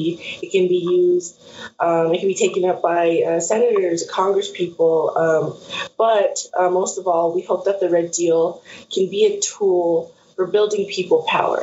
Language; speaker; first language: English; native; English